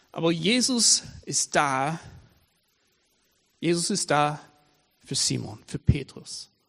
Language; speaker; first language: German; non-native, fluent; English